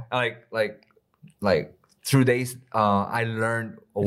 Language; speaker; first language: English; non-native, learner; Korean